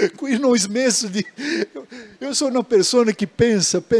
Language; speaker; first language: Italian; non-native, learner; Portuguese